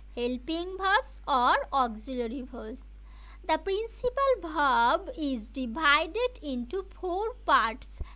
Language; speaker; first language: English; non-native, local second language; Bangla